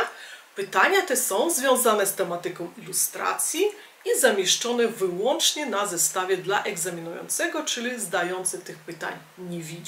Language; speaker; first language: Polish; native; Polish